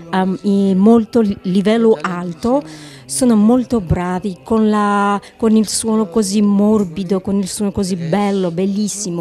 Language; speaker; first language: Italian; non-native, learner; Georgian